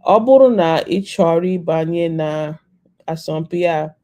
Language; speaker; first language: Igbo; non-native, learner; English